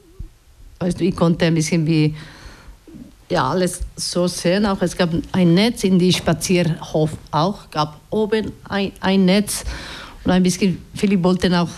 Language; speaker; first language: German; non-native, learner; Basque